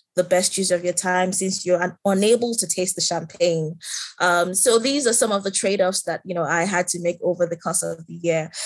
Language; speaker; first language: English; non-native, local second language; Yoruba